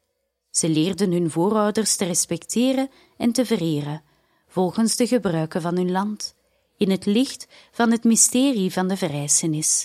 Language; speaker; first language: Dutch; native; Dutch